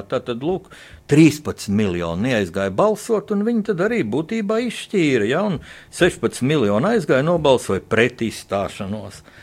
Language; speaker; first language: Latvian; native; Latvian